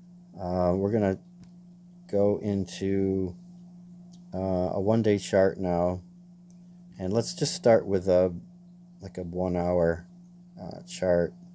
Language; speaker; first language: English; native; English